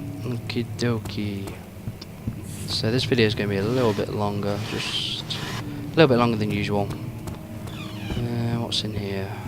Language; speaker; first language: English; native; English